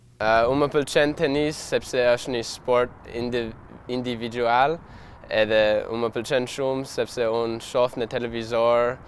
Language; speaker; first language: Albanian; early bilingual, heritage; Albanian